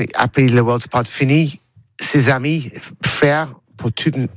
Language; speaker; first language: French; non-native, learner; English